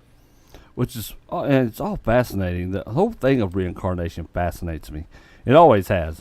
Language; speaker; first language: English; native; English